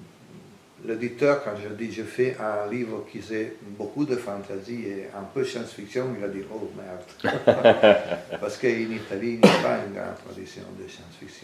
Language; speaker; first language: French; non-native, fluent; Italian